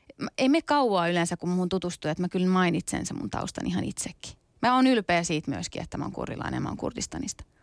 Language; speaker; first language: Finnish; early bilingual, other home language; Kurdish